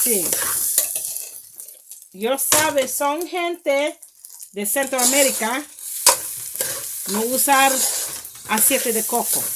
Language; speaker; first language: Spanish; non-native, learner; English